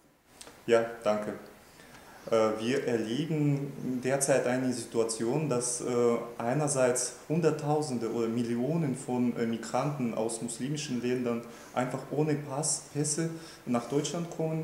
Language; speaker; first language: German; non-native, fluent; Russian